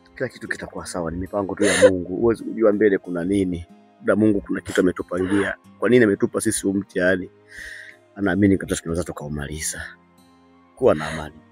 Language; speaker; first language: Swahili; native; Swahili